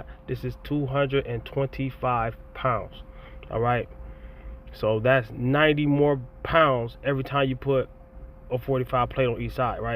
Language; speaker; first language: English; native; English